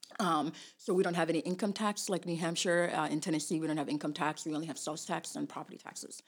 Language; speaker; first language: English; early bilingual, other home language; Somali